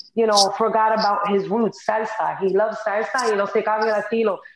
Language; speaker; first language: Spanish; early bilingual, heritage; Spanish